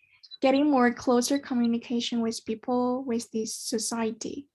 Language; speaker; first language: English; non-native, learner; Chinese